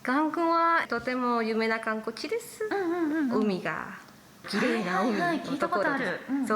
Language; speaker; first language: Japanese; non-native, learner; Spanish